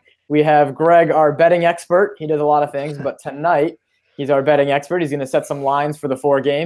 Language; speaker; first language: English; native; English